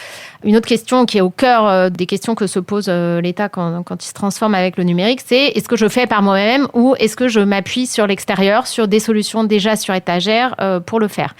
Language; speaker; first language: French; native; French